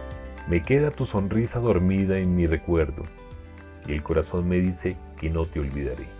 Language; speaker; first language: Spanish; native; Spanish